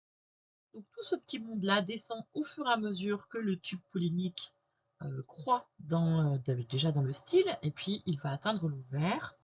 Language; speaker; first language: French; native; French